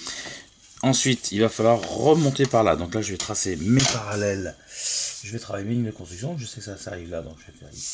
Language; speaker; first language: French; native; French